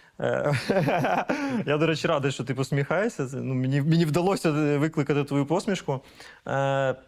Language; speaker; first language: Ukrainian; native; Ukrainian